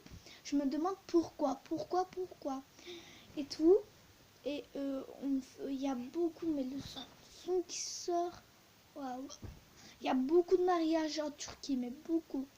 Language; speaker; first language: French; early bilingual, other home language; Turkish